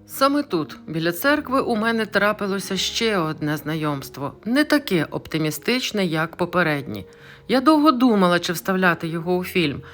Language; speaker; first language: Ukrainian; native; Ukrainian